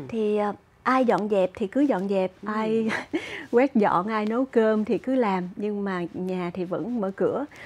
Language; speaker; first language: Vietnamese; native; Vietnamese